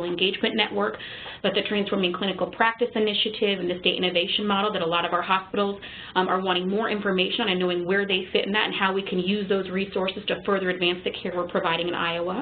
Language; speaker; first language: English; native; English